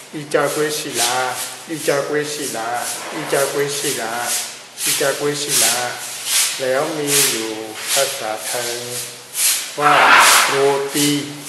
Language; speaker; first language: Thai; non-native, fluent; Burmese